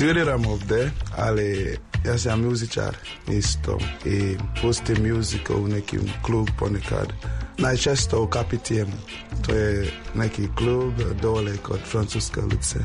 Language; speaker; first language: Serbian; non-native, learner; English